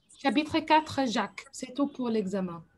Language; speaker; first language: French; non-native, fluent; Arabic